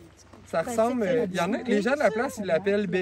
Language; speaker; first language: French; native; French